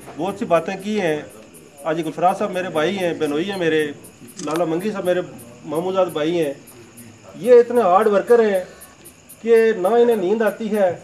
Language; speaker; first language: Urdu; non-native, local second language; Pahari-Potwari